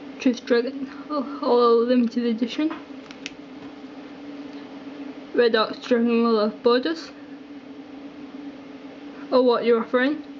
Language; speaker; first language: English; native; English